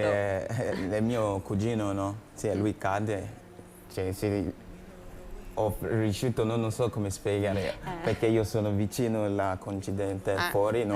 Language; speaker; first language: Italian; non-native, learner; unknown